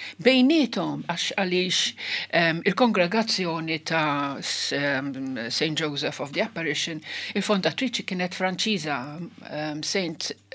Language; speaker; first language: Maltese; non-native, local second language; Italian